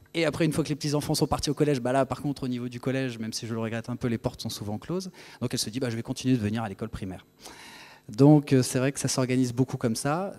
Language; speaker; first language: French; native; French